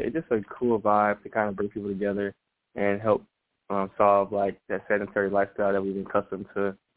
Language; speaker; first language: English; native; English